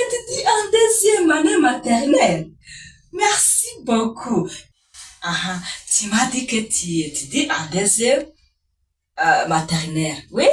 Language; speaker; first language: French; non-native, local second language; Kinyarwanda